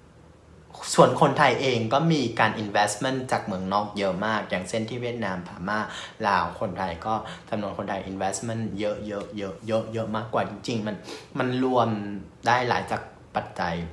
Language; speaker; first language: Thai; non-native, fluent; Vietnamese